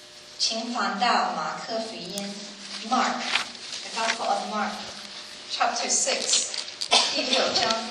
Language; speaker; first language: Chinese; non-native, learner; English